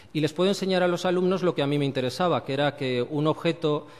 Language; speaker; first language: Spanish; native; Spanish